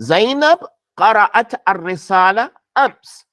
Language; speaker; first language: Arabic; non-native, fluent; English